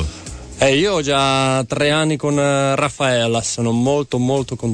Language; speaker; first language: Italian; non-native, fluent; Czech